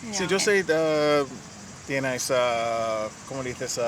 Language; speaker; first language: Spanish; non-native, learner; English